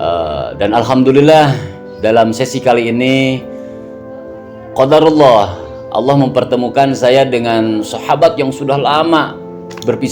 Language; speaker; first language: Indonesian; native; Indonesian